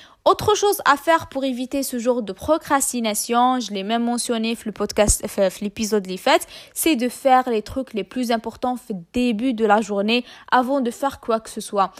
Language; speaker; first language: French; non-native, local second language; Arabic